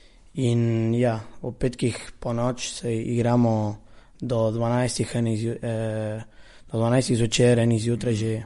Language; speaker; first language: Slovenian; early bilingual, heritage; Spanish